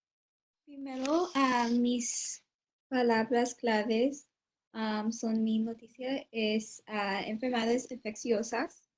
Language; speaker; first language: Spanish; non-native, learner; English